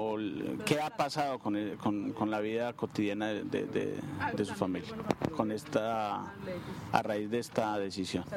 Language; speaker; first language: Spanish; native; Spanish